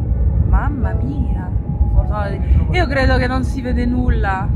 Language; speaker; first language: Italian; non-native, learner; French